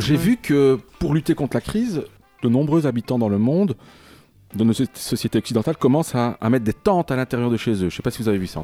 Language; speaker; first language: French; native; French